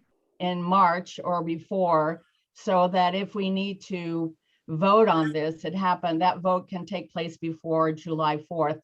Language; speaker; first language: English; native; English